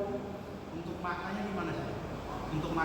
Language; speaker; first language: Indonesian; native; Indonesian